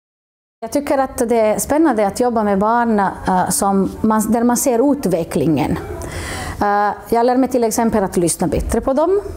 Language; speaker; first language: Swedish; non-native, local second language; Finnish